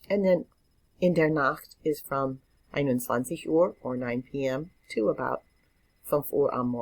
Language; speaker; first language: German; non-native, fluent; English